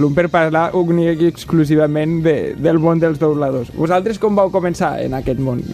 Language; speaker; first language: Catalan; native; Catalan